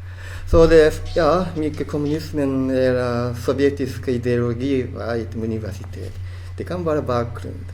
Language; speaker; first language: Swedish; non-native, fluent; Japanese